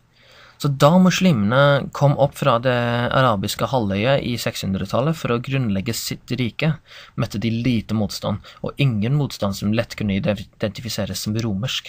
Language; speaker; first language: Norwegian; non-native, fluent; English